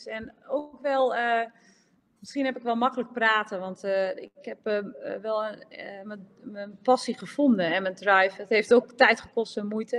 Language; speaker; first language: Dutch; native; Dutch